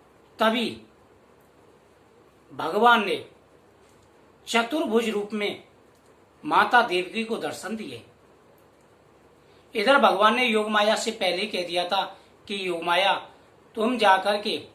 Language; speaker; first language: Hindi; native; Hindi